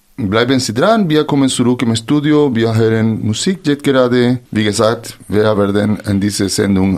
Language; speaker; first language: German; non-native, fluent; Spanish